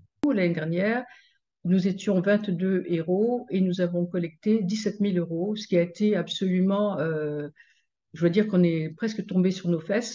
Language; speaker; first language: French; native; French